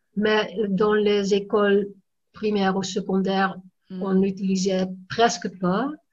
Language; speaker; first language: French; non-native, fluent; Dutch